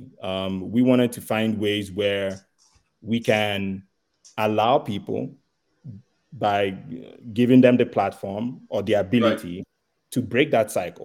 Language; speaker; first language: English; non-native, local second language; Igbo